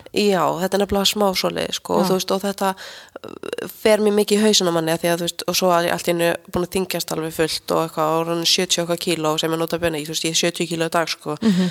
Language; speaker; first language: Icelandic; native; Icelandic